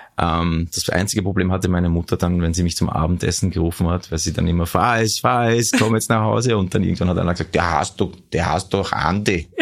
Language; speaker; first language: German; early bilingual, other home language; Arabic